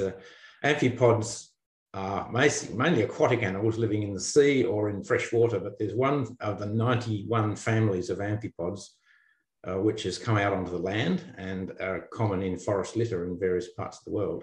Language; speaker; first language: English; native; English